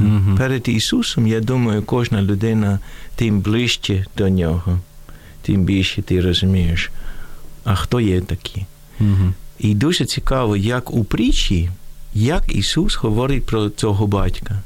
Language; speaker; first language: Ukrainian; non-native, fluent; Dutch